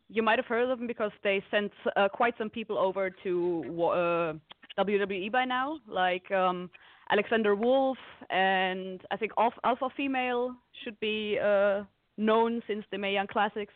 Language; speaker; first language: English; non-native, fluent; German